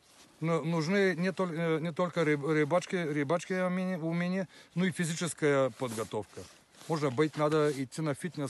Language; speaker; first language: Russian; non-native, learner; Bulgarian